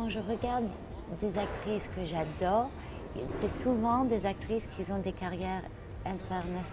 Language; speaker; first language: French; non-native, fluent; English